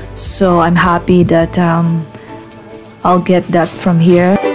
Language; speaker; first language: English; non-native, local second language; Filipino